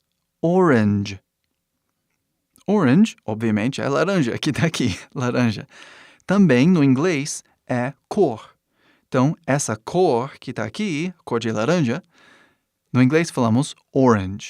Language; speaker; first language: Portuguese; non-native, fluent; English